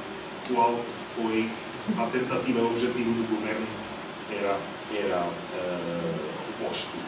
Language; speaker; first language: Portuguese; non-native, fluent; Czech